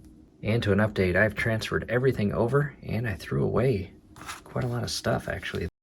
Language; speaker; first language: English; native; English